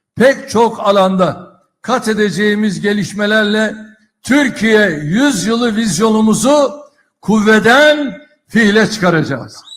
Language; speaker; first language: Turkish; native; Turkish